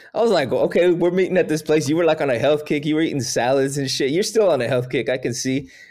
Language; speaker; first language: English; early bilingual, other home language; Spanish